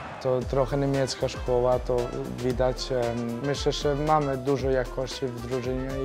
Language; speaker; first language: Polish; non-native, fluent; Serbian